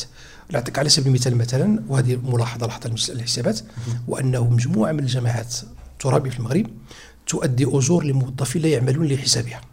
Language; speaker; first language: Arabic; native; Arabic